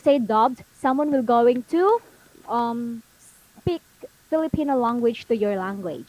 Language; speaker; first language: English; non-native, local second language; Filipino